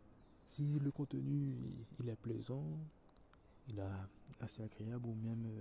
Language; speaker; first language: French; native; French